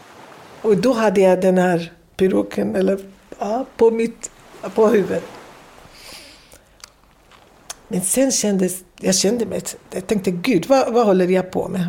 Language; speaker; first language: Swedish; non-native, fluent; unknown